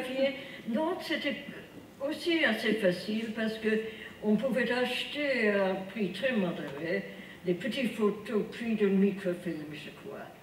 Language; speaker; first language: French; non-native, fluent; English